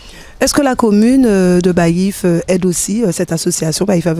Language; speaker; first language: French; native; French